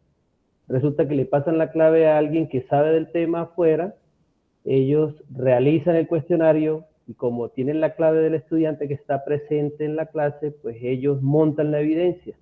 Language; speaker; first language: Spanish; native; Spanish